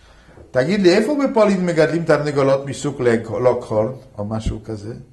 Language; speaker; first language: Hebrew; non-native, fluent; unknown